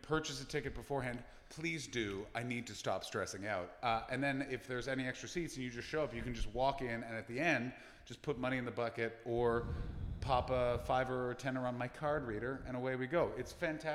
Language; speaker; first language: English; native; English